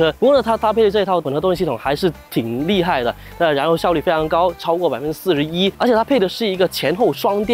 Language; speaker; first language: Chinese; native; Chinese